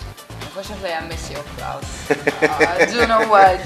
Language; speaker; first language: English; non-native, learner; Russian